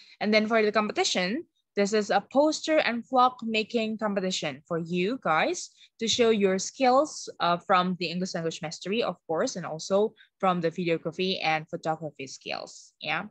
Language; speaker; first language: English; non-native, fluent; Indonesian